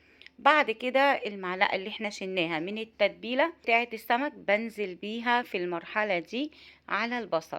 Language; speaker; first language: Arabic; native; Arabic